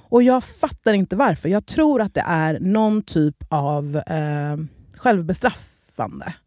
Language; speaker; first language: Swedish; native; Swedish